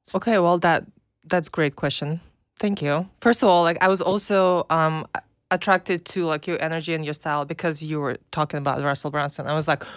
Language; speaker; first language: English; non-native, fluent; Russian